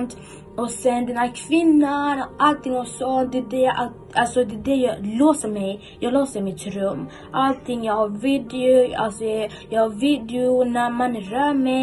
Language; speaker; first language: Swedish; early bilingual, other home language; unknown